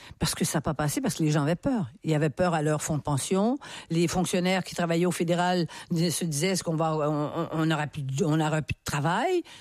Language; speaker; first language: French; native; French